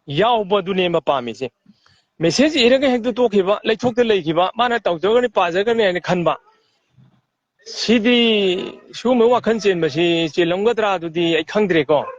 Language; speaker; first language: Manipuri; native; Manipuri